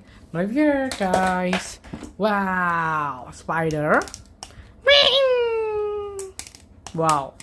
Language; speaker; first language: English; non-native, learner; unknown